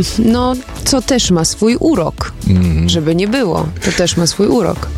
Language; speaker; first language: Polish; early bilingual, heritage; Polish